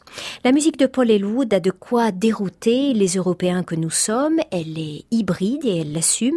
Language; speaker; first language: French; native; French